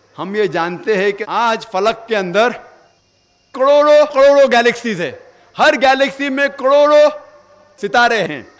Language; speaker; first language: Urdu; non-native, local second language; Konkani